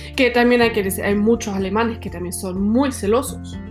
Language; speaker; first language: Spanish; non-native, fluent; German